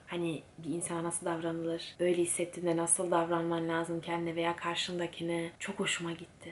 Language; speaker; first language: Turkish; early bilingual, heritage; Turkish